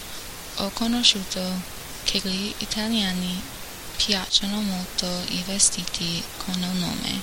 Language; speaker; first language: Italian; non-native, learner; English